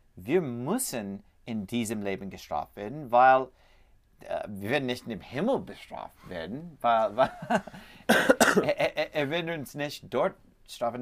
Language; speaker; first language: German; non-native, learner; English